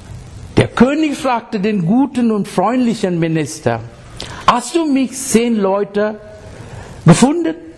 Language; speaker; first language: German; non-native, learner; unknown